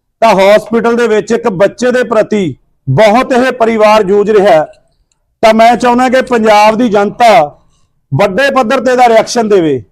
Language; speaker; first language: Punjabi; native; Punjabi